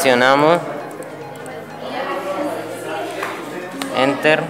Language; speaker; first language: Spanish; native; Spanish